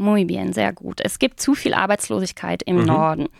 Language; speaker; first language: German; non-native, fluent; Spanish